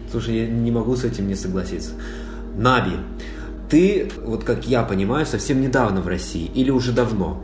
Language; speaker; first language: Russian; native; Russian